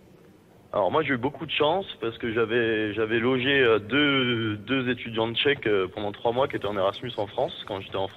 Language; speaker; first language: French; native; French